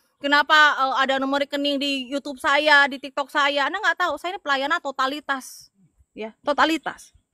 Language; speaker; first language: Indonesian; non-native, local second language; Madurese